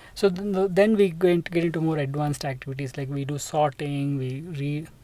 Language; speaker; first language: English; non-native, local second language; Telugu